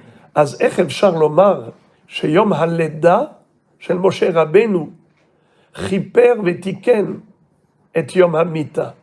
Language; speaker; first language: Hebrew; non-native, fluent; French